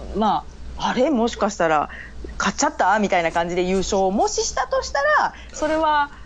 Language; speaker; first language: Japanese; native; Japanese